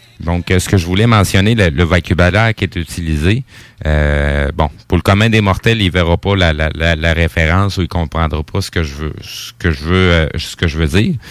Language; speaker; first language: French; native; French